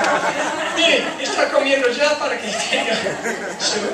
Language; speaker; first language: Spanish; non-native, fluent; English